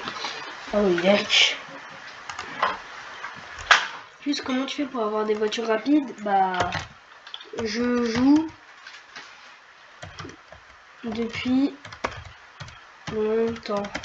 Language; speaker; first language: French; native; French